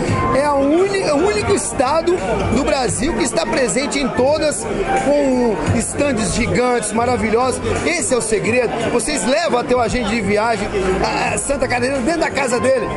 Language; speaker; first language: Portuguese; native; Portuguese